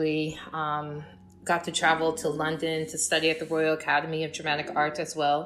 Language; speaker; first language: English; native; English